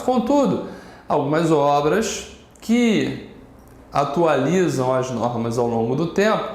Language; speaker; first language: Portuguese; native; Portuguese